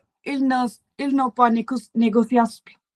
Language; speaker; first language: French; non-native, learner; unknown